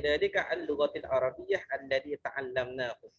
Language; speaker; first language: Arabic; non-native, fluent; Malay